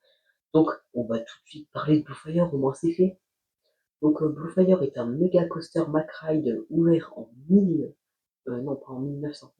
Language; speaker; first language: French; native; French